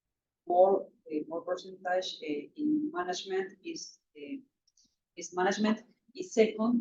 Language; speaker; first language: English; non-native, local second language; Spanish